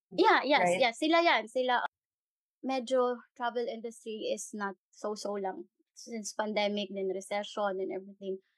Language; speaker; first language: Filipino; non-native, local second language; Hiligaynon